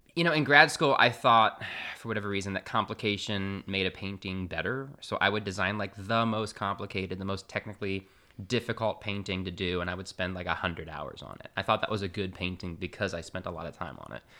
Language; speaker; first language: English; native; English